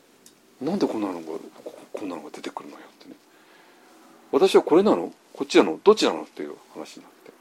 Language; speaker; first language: Japanese; native; Japanese